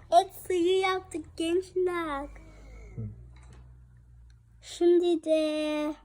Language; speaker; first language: Turkish; early bilingual, heritage; Turkish